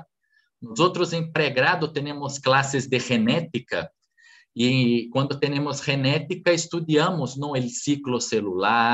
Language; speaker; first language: Spanish; non-native, fluent; Portuguese